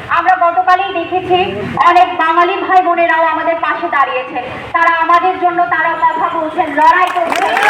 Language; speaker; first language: Bangla; non-native, local second language; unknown